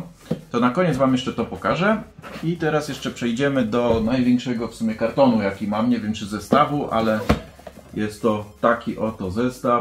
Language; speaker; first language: Polish; native; Polish